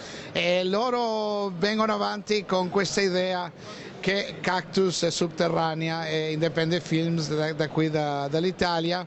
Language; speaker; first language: Italian; non-native, fluent; Spanish